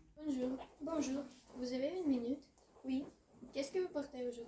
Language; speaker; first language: French; non-native, learner; Russian